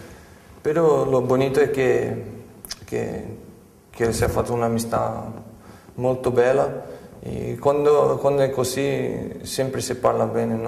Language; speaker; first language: Italian; non-native, fluent; Portuguese